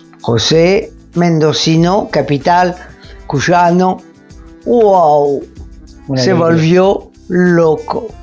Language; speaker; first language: Spanish; non-native, fluent; French